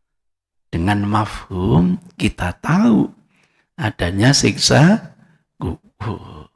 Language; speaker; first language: Indonesian; non-native, local second language; Javanese